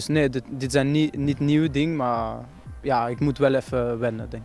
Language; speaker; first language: Dutch; non-native, fluent; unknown